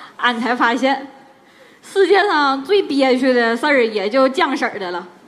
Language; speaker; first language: Chinese; native; Chinese